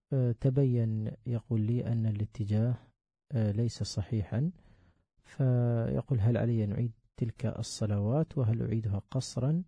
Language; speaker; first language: Arabic; native; Arabic